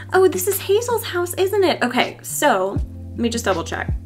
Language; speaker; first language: English; native; English